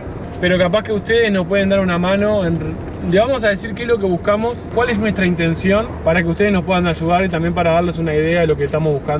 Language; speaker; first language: Spanish; native; Spanish